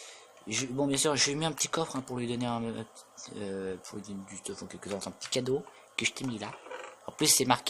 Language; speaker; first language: French; native; French